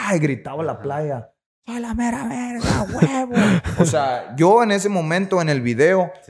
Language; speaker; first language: Spanish; native; Spanish